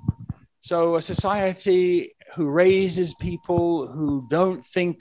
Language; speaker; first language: English; native; English